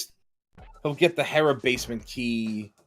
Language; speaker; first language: English; native; English